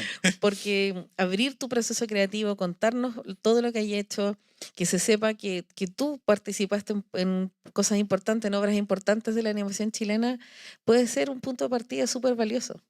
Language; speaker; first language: Spanish; native; Spanish